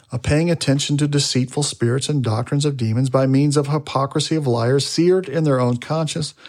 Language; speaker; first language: English; native; English